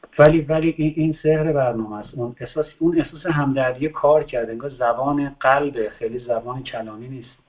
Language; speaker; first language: Persian; native; Persian